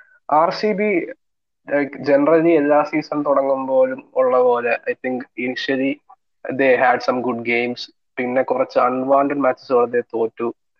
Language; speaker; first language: English; non-native, local second language; Malayalam